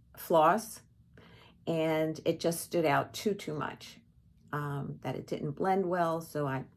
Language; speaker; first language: English; native; English